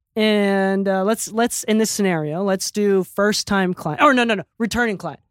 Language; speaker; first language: English; early bilingual, other home language; Japanese